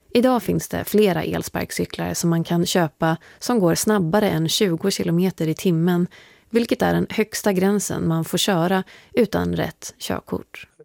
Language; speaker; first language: Swedish; native; Swedish